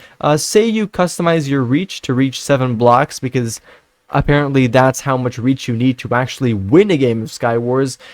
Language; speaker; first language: English; non-native, fluent; Dutch